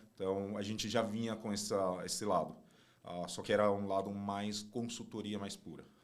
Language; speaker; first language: Portuguese; non-native, fluent; Chinese